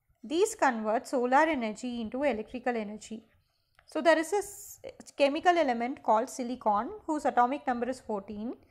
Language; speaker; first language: English; non-native, local second language; Tamil